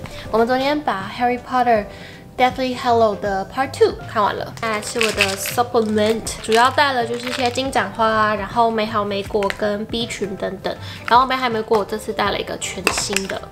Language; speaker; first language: Chinese; native; Chinese